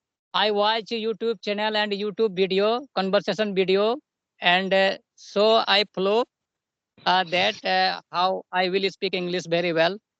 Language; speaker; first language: English; non-native, learner; Hindi